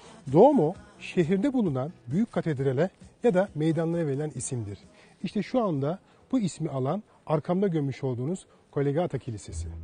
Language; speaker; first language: Turkish; native; Turkish